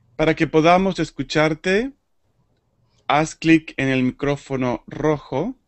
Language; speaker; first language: Spanish; native; Spanish